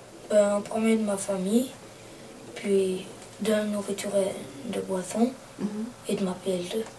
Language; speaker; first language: French; early bilingual, other home language; Chechen